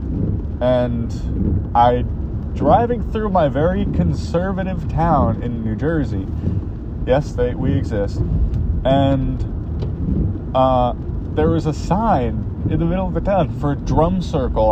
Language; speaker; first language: English; native; English